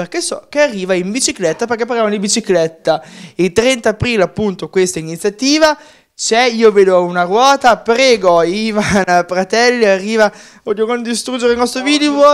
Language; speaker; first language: Italian; native; Italian